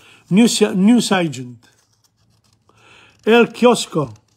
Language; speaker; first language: Spanish; non-native, learner; Italian